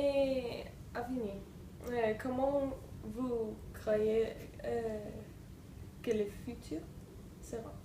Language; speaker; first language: French; non-native, learner; Danish